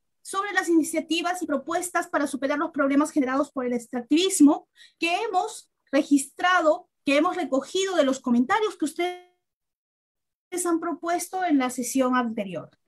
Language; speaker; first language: Spanish; native; Spanish